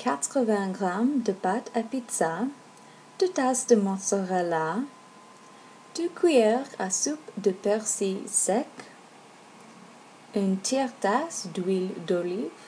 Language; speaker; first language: French; non-native, learner; English